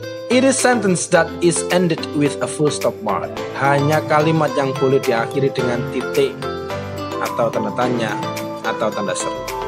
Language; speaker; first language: English; non-native, fluent; Indonesian